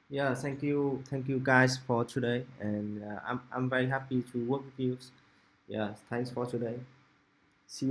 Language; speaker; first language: English; non-native, local second language; Vietnamese